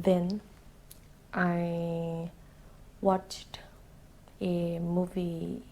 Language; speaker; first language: English; non-native, learner; Thai